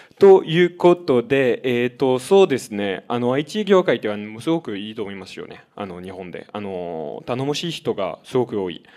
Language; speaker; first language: Japanese; non-native, fluent; French